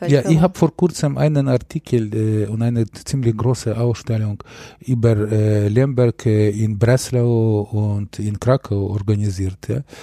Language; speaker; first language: German; non-native, fluent; Ukrainian